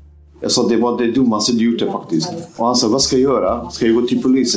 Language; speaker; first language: Swedish; non-native, fluent; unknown